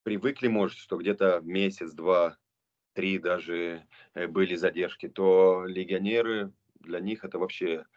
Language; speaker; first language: Russian; non-native, local second language; Romanian